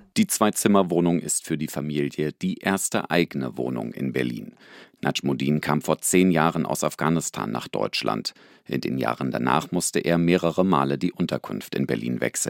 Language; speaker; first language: German; native; German